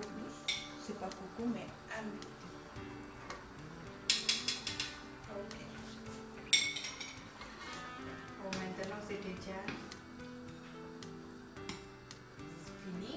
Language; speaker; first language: French; non-native, learner; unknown